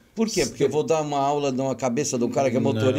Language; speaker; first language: Portuguese; native; Portuguese